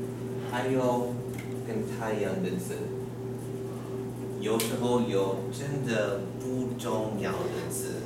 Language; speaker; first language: Chinese; non-native, fluent; English